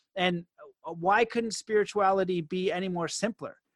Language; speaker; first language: English; native; English